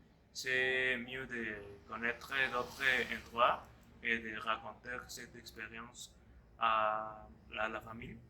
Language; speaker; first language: French; non-native, learner; Spanish